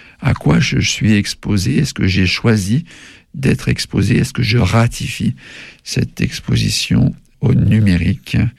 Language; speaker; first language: French; native; French